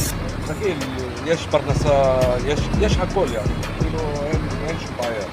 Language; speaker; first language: Hebrew; non-native, local second language; Arabic